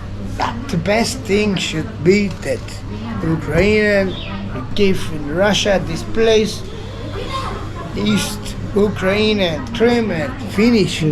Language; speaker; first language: English; non-native, learner; Italian